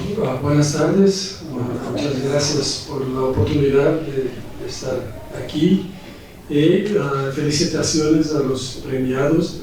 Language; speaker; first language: Spanish; non-native, fluent; Portuguese